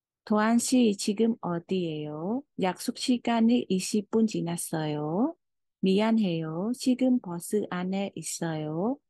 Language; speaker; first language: Korean; non-native, fluent; Khmer